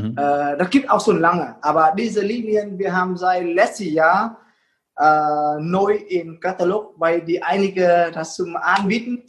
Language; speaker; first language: German; non-native, fluent; Vietnamese